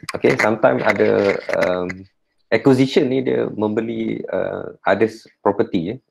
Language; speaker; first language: English; non-native, local second language; Malay